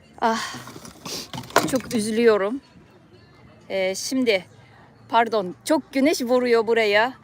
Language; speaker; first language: Turkish; non-native, fluent; Japanese